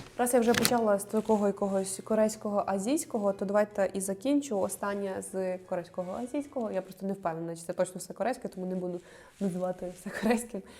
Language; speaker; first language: Ukrainian; native; Ukrainian